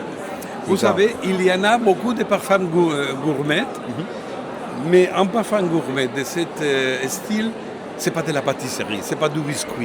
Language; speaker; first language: French; non-native, fluent; Spanish